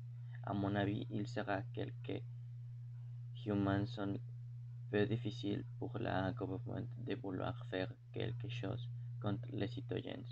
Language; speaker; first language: French; non-native, learner; Spanish